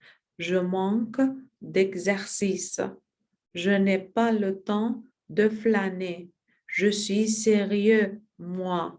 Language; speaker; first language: French; non-native, learner; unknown